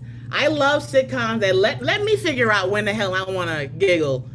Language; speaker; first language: English; native; English